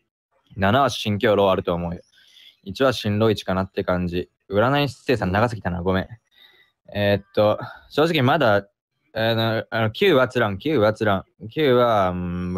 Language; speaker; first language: Japanese; native; Japanese